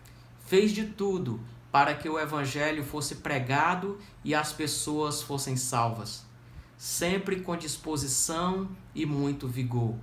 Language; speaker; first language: Portuguese; native; Portuguese